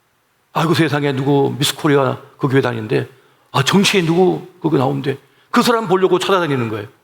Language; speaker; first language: Korean; native; Korean